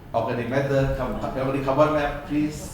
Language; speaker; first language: English; non-native, learner; Thai